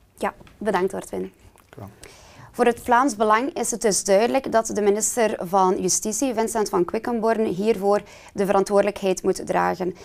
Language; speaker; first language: Dutch; native; Dutch